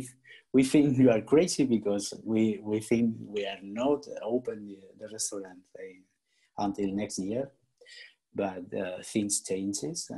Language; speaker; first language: English; non-native, learner; Spanish